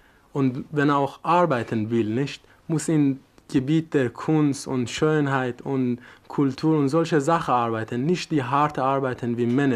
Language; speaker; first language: German; non-native, learner; Persian